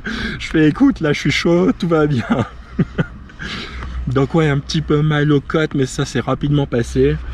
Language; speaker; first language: French; native; French